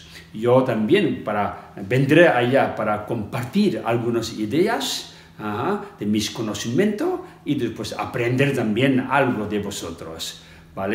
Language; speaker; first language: Spanish; non-native, fluent; Tibetan